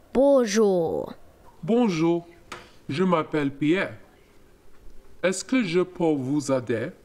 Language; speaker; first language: French; non-native, learner; English